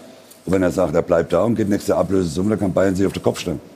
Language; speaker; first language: German; native; German